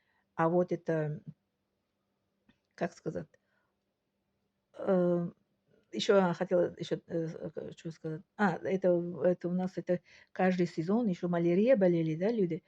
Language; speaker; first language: Russian; non-native, local second language; Tajik